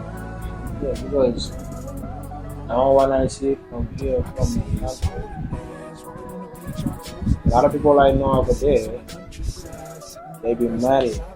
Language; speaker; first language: English; non-native, learner; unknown